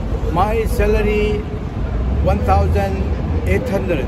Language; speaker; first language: English; non-native, learner; Arabic